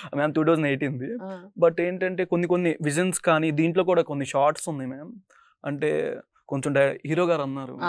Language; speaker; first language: Telugu; native; Telugu